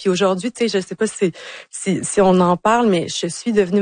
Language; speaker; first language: French; native; French